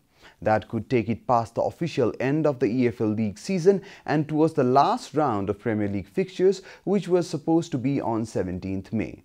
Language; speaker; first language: English; non-native, fluent; Nepali